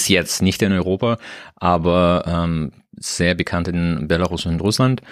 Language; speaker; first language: German; non-native, learner; Russian